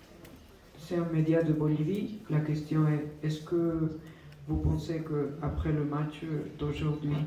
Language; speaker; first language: French; non-native, fluent; Spanish